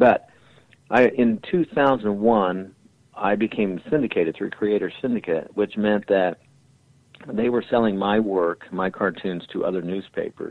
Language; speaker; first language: English; native; English